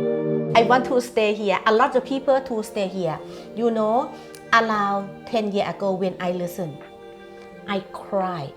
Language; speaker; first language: English; non-native, learner; Thai